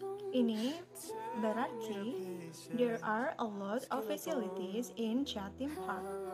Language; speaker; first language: English; non-native, learner; Indonesian